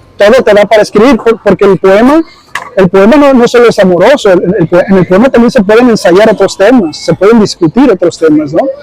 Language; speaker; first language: Spanish; early bilingual, heritage; Spanish